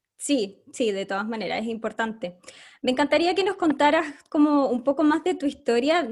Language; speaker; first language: Spanish; native; Spanish